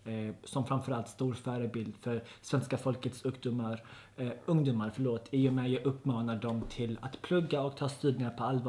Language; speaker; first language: Swedish; native; Swedish